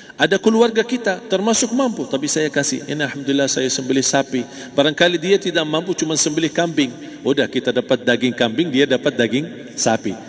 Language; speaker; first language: Malay; non-native, fluent; Arabic